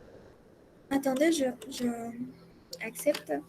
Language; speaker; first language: French; non-native, fluent; Spanish